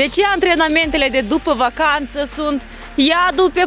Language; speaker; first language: Romanian; native; Romanian